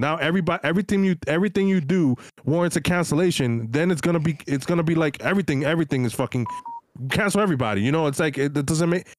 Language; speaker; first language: English; early bilingual, other home language; Spanish